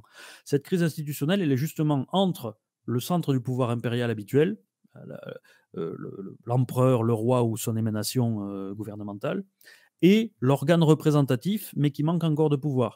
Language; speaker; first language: French; native; French